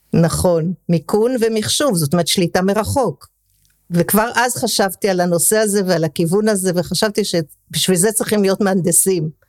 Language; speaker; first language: Hebrew; early bilingual, other home language; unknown